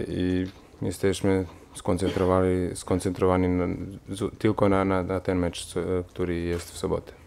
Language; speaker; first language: Polish; non-native, fluent; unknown